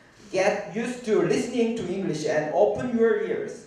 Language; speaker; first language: English; non-native, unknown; Korean